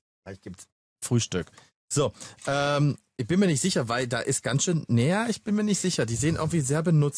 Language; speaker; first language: German; native; German